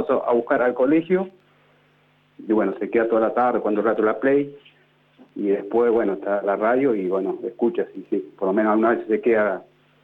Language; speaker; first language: Spanish; native; Spanish